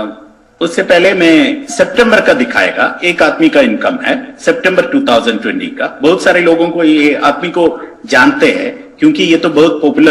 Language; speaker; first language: Hindi; non-native, fluent; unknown